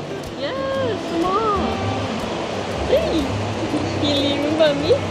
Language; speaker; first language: English; non-native, learner; Thai